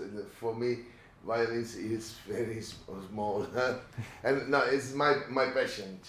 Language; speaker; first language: English; non-native, learner; Italian